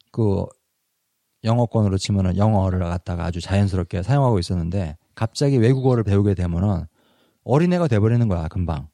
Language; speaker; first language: Korean; native; Korean